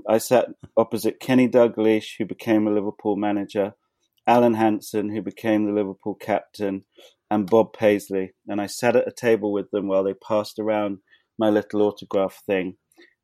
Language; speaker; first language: English; native; English